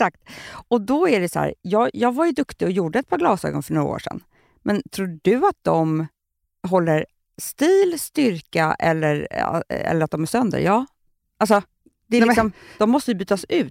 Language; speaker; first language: Swedish; native; Swedish